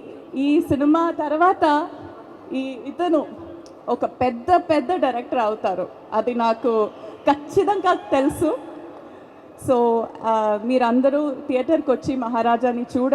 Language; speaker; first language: Telugu; non-native, fluent; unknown